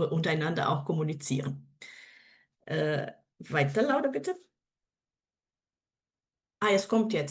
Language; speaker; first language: German; non-native, fluent; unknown